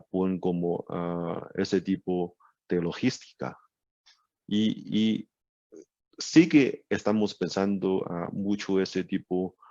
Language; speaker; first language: Spanish; non-native, learner; Chinese